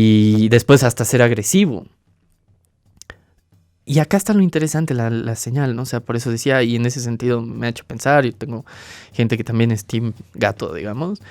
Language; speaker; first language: Spanish; native; Spanish